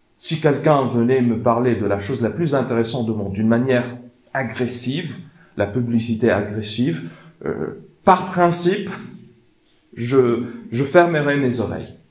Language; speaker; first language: French; non-native, fluent; Arabic